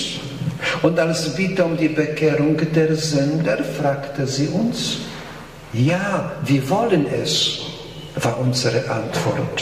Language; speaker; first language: German; non-native, fluent; Polish